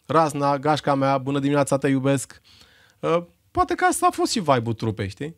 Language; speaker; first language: Romanian; native; Romanian